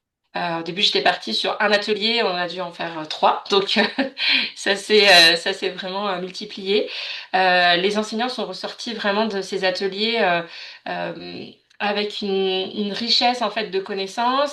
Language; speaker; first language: French; native; French